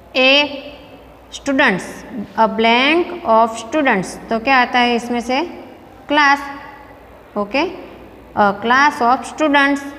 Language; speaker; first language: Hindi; non-native, local second language; Gujarati